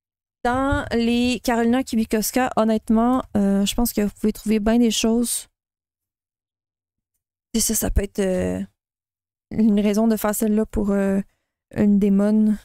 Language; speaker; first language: French; native; French